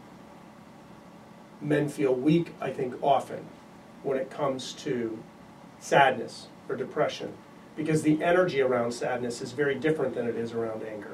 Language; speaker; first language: English; native; English